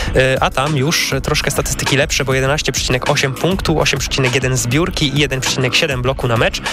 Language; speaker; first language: Polish; native; Polish